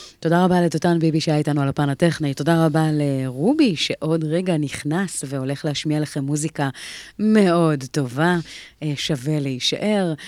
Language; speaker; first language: Hebrew; native; Hebrew